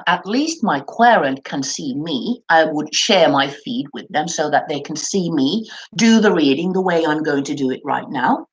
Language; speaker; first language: English; non-native, fluent; Finnish